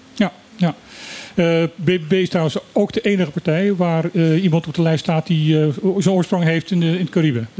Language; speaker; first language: Dutch; non-native, local second language; Papiamento